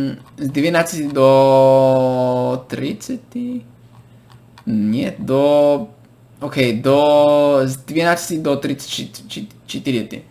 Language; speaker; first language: Russian; non-native, fluent; English